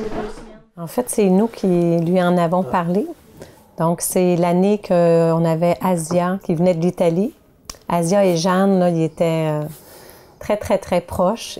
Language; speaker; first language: French; native; French